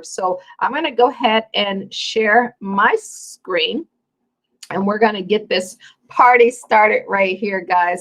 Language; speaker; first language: English; native; English